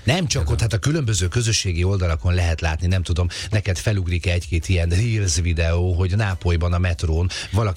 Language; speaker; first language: Hungarian; native; Hungarian